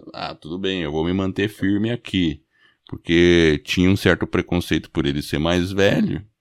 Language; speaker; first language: Portuguese; non-native, fluent; English